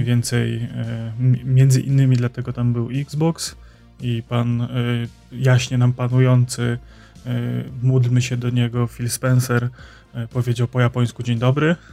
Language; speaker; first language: Polish; native; Polish